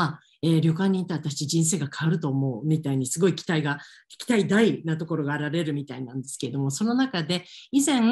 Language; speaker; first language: Japanese; native; Japanese